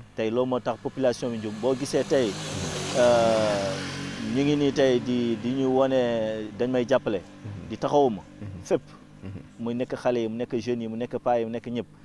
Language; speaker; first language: Wolof; non-native, local second language; Fula